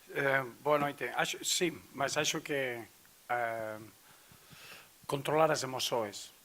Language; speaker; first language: Portuguese; non-native, fluent; Spanish